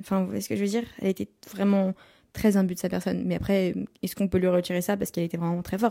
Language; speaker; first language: French; native; French